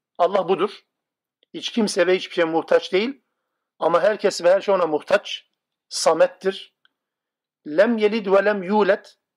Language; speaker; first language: Turkish; non-native, local second language; Kurdish